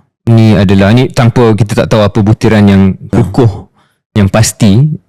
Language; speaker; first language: Malay; native; Malay